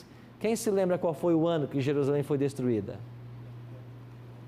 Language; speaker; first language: Portuguese; native; Portuguese